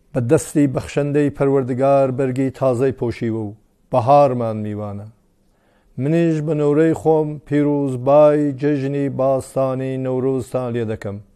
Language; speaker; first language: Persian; non-native, local second language; Azerbaijani